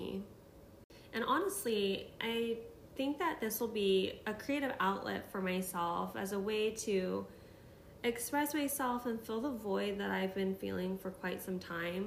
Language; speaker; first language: English; native; English